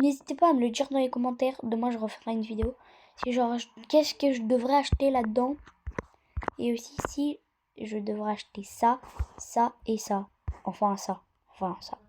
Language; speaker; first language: French; native; French